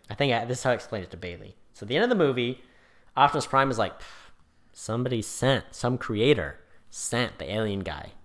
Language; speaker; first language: English; native; English